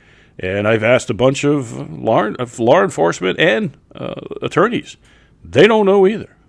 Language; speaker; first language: English; native; English